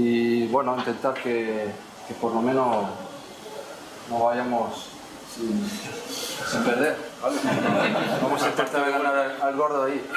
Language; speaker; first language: Spanish; non-native, fluent; French